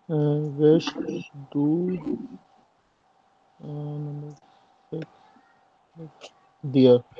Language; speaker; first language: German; non-native, learner; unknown